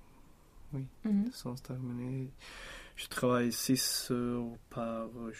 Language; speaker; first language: French; non-native, learner; Swedish